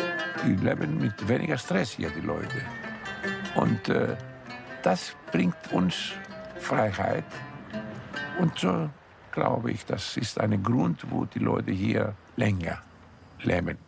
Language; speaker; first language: German; non-native, fluent; Greek